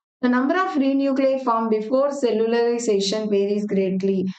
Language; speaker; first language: English; non-native, local second language; Tamil